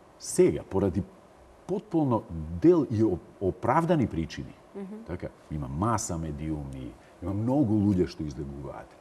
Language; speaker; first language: Macedonian; native; Macedonian